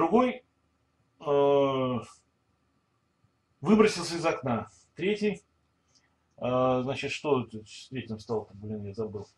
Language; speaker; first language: Russian; native; Russian